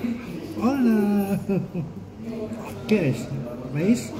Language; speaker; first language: Spanish; non-native, learner; Filipino